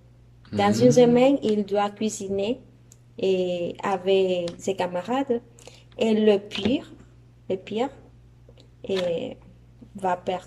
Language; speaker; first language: French; non-native, learner; Spanish